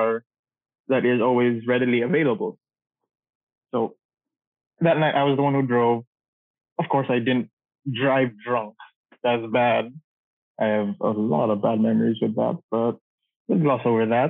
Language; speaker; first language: English; non-native, local second language; Cebuano